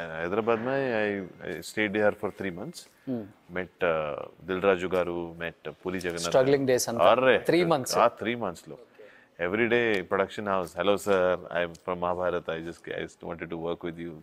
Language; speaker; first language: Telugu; non-native, learner; Hindi